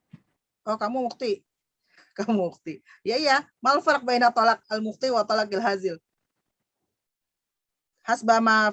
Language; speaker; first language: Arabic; non-native, fluent; Indonesian